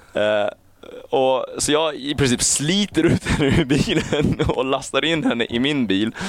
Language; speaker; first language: Swedish; early bilingual, other home language; Chinese